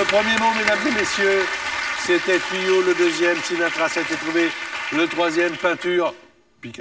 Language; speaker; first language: French; native; French